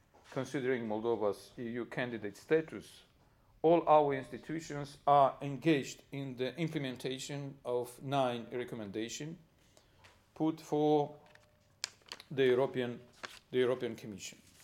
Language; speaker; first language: English; non-native, fluent; Romanian